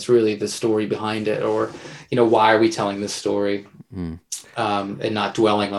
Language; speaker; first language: English; native; English